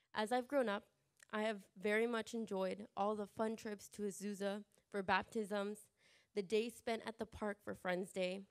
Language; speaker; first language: English; early bilingual, other home language; Spanish